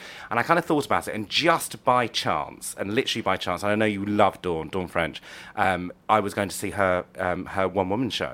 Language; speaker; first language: English; native; English